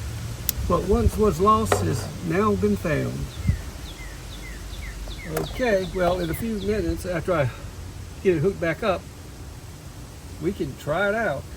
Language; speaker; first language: English; native; English